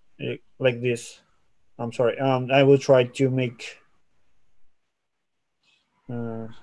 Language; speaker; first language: English; non-native, fluent; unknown